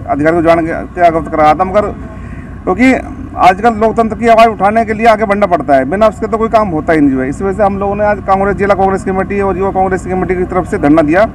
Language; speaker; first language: Hindi; native; Hindi